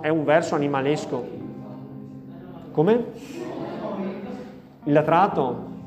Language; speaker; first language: Italian; native; Italian